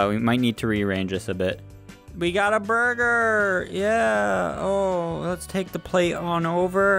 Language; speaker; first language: English; native; English